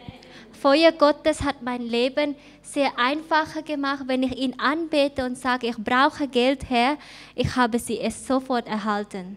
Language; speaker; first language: German; non-native, fluent; Thai